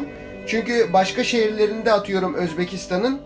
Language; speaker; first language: Turkish; native; Turkish